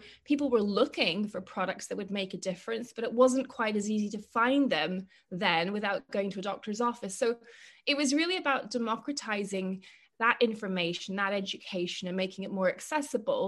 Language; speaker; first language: English; native; English